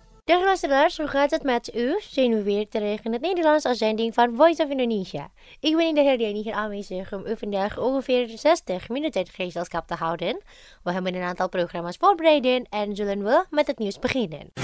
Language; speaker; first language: Dutch; non-native, fluent; Indonesian